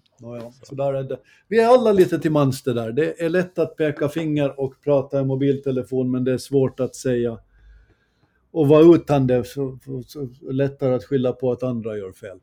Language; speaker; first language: Swedish; native; Swedish